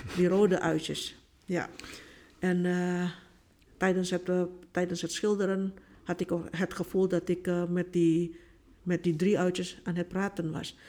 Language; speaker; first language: Dutch; non-native, fluent; Indonesian